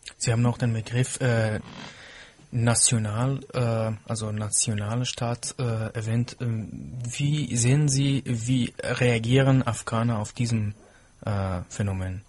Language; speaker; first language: German; non-native, fluent; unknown